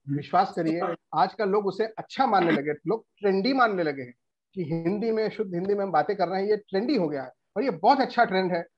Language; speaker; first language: Hindi; non-native, local second language; Bangla